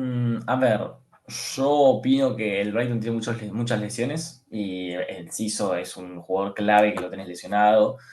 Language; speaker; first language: Spanish; native; Spanish